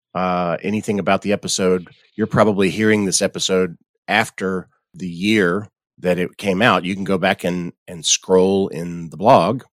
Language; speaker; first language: English; native; English